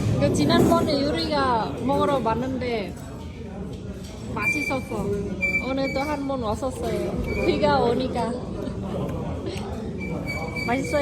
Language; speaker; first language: Korean; non-native, fluent; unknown